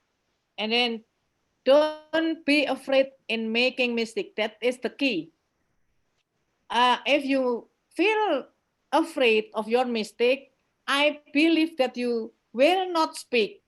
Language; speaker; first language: English; non-native, fluent; Indonesian